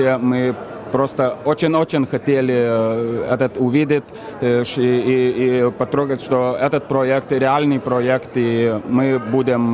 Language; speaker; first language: Russian; non-native, fluent; Lithuanian